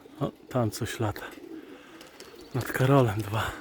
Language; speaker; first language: Polish; native; Polish